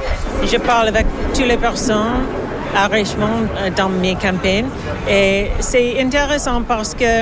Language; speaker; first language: French; non-native, local second language; English